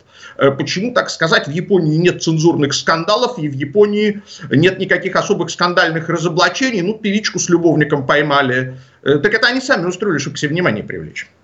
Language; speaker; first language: Russian; native; Russian